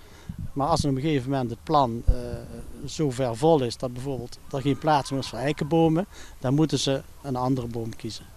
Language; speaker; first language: Dutch; native; Dutch